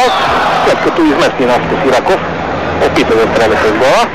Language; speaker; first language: Bulgarian; native; Bulgarian